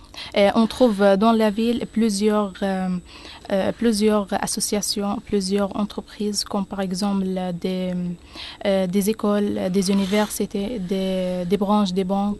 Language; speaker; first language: French; non-native, learner; Arabic